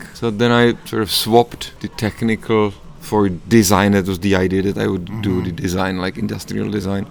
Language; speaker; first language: English; non-native, fluent; Czech